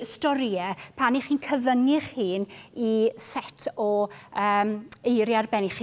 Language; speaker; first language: Welsh; native; Welsh